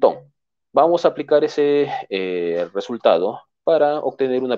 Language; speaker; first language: Spanish; native; Spanish